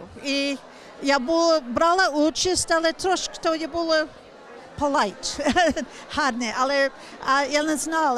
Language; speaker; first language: Ukrainian; early bilingual, heritage; English